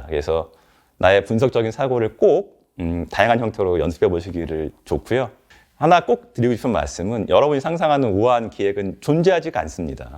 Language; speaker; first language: Korean; native; Korean